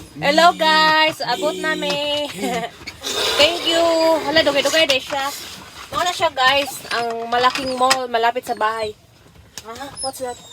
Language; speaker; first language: Filipino; non-native, local second language; Waray